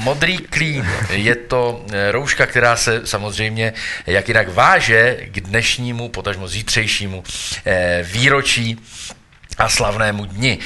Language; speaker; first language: Czech; native; Czech